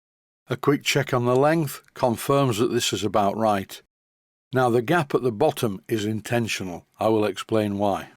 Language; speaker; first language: English; native; English